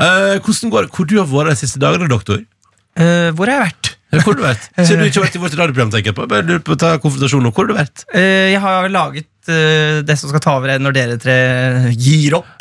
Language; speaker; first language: Norwegian; native; Norwegian